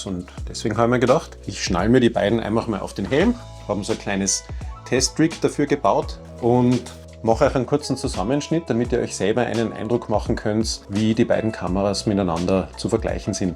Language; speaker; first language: German; native; German